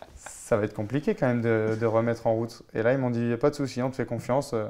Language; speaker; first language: French; native; French